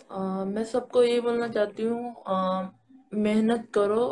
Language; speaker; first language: Hindi; native; Hindi